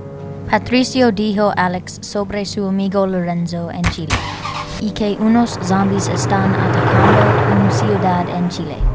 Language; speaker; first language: Spanish; non-native, learner; English